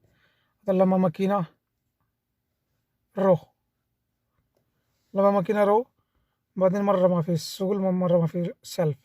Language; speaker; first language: Arabic; non-native, learner; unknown